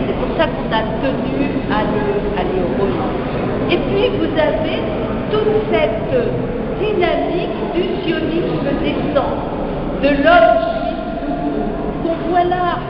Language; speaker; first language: French; native; French